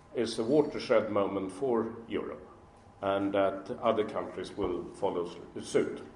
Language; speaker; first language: English; non-native, fluent; Swedish